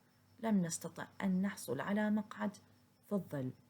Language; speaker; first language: Arabic; native; Arabic